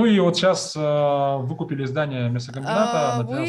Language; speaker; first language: Russian; native; Russian